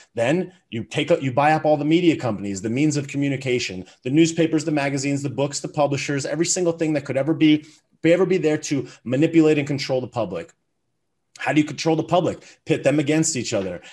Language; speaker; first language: English; native; English